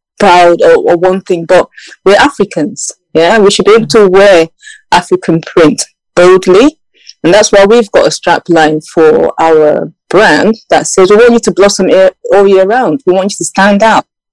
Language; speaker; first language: English; non-native, local second language; Yoruba